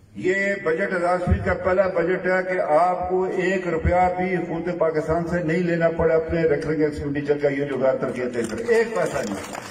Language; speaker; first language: Urdu; non-native, local second language; Pahari-Potwari